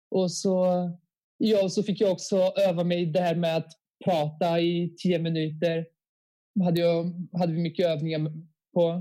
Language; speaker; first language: Swedish; early bilingual, heritage; Bulgarian